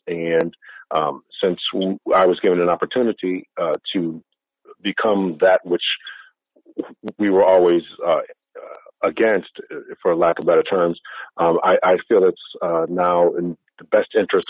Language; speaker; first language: English; native; English